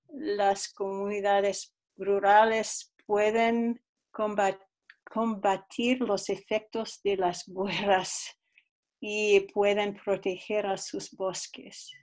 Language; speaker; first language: Spanish; non-native, fluent; English